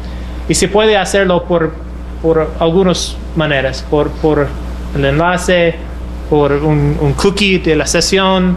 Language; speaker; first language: Spanish; non-native, fluent; English